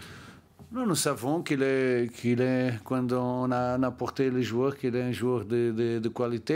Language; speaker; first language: French; non-native, learner; Portuguese